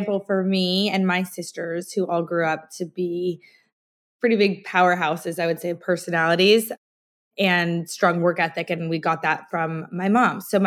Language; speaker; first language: English; native; English